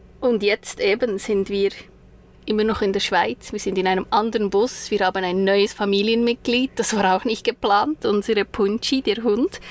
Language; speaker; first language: German; native; German